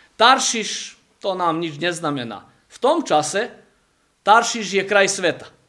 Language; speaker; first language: Slovak; native; Slovak